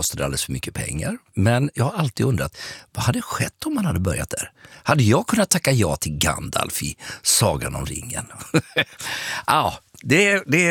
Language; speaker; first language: Swedish; native; Swedish